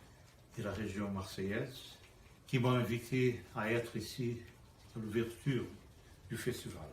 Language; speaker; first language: French; non-native, fluent; Portuguese